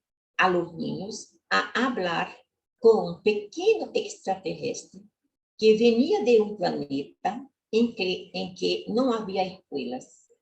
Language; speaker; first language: Spanish; non-native, learner; Portuguese